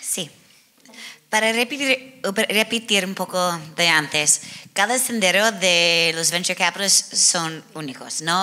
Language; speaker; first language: Spanish; non-native, learner; English